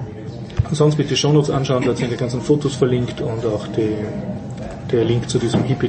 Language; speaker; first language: German; native; German